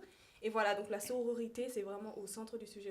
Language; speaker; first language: French; native; French